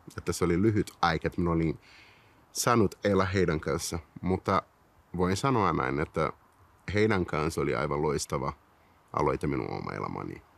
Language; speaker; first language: Finnish; non-native, learner; Portuguese